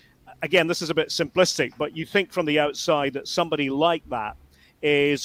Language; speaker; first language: English; native; English